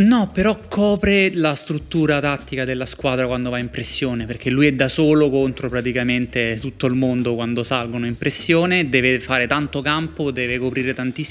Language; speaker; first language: Italian; native; Italian